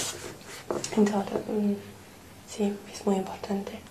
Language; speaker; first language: Spanish; non-native, fluent; English